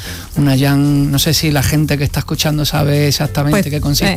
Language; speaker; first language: Spanish; native; Spanish